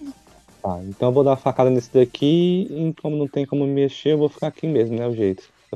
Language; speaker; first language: Portuguese; native; Portuguese